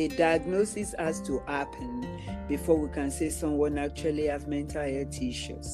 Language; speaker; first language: English; non-native, local second language; Yoruba